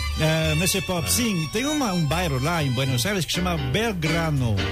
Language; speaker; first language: Portuguese; non-native, fluent; French